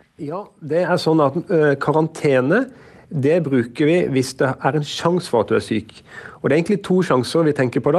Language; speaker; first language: Norwegian; native; Norwegian